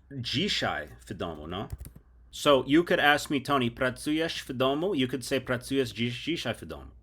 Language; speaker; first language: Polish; non-native, learner; English